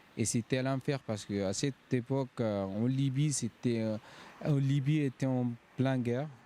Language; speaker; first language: French; non-native, fluent; Arabic